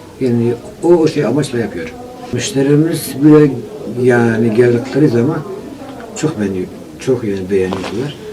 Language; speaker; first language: Turkish; non-native, local second language; Kurdish